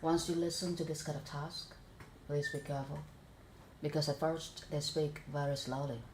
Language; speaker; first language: English; non-native, fluent; Vietnamese